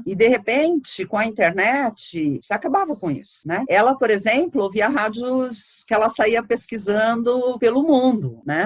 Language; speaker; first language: Portuguese; native; Portuguese